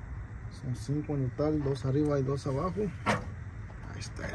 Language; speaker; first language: Spanish; early bilingual, heritage; Spanish